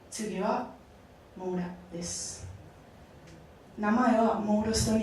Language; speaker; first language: Japanese; non-native, fluent; Spanish